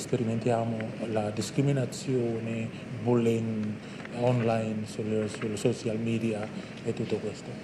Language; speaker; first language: Italian; non-native, learner; Indonesian